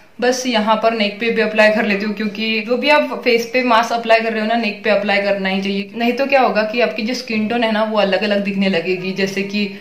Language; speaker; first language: Hindi; native; Hindi